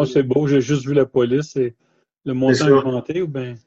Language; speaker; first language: French; native; French